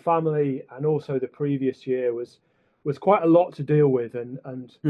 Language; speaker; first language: English; native; English